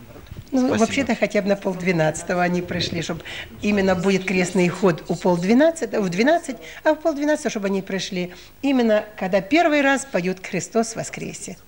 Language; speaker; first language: Russian; native; Russian